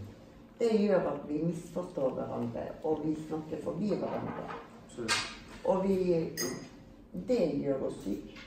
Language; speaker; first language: Norwegian; native; Norwegian